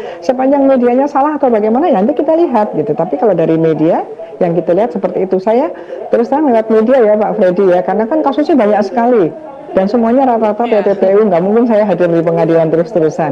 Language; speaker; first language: Indonesian; native; Indonesian